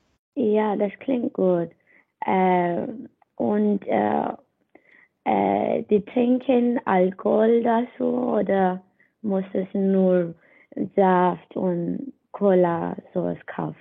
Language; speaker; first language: German; non-native, learner; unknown